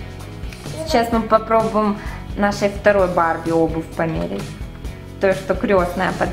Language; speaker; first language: Russian; native; Russian